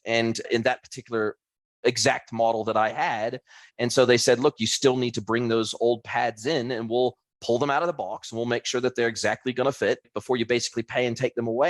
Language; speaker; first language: English; native; English